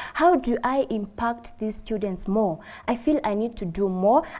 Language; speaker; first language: English; non-native, local second language; Kikuyu